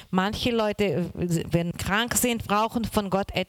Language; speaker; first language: German; non-native, learner; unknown